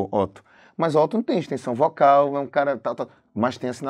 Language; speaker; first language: Portuguese; native; Portuguese